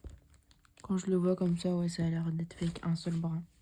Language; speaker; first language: French; native; French